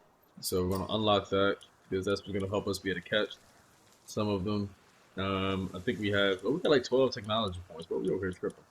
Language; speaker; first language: English; native; English